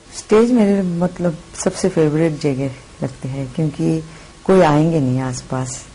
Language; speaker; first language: Hindi; non-native, local second language; Bangla